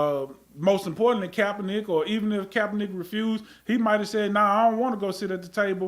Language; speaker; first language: English; native; English